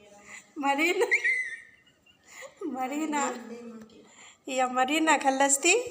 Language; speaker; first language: Arabic; non-native, learner; Bangla